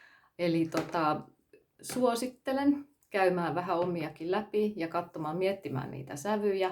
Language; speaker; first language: Finnish; native; Finnish